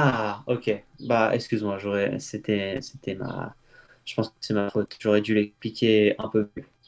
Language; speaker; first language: French; native; French